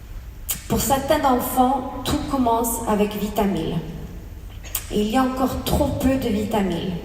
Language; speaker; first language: French; non-native, fluent; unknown